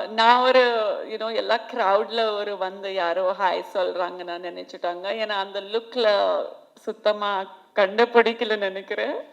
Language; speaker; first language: Tamil; non-native, fluent; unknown